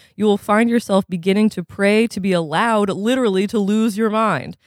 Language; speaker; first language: English; native; English